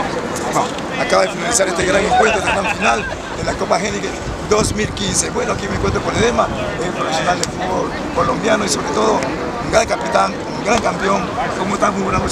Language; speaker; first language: Spanish; native; Spanish